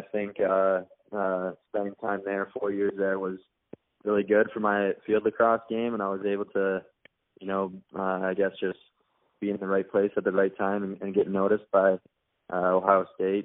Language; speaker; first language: English; native; English